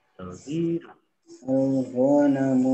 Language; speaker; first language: Arabic; non-native, fluent; Indonesian